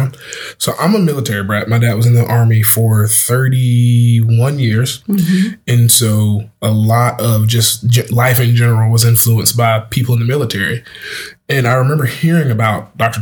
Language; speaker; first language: English; native; English